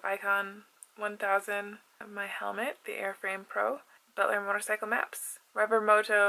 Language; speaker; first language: English; native; English